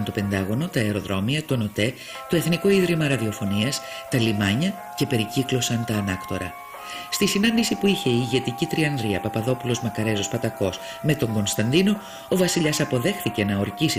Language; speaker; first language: Greek; native; Greek